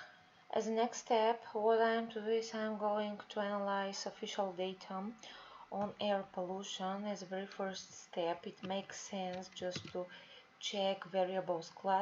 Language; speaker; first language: English; non-native, fluent; Bulgarian